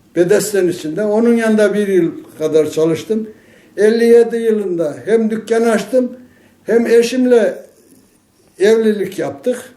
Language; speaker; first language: Turkish; native; Turkish